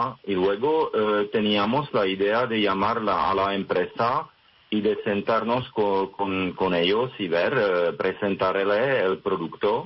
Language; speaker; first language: Spanish; non-native, fluent; Czech